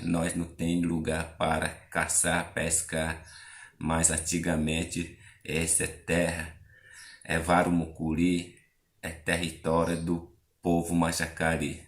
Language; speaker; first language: Portuguese; non-native, local second language; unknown